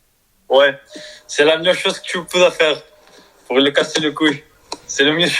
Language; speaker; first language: French; non-native, learner; Spanish